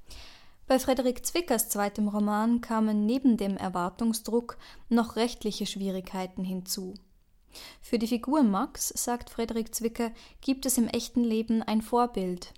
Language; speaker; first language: German; native; German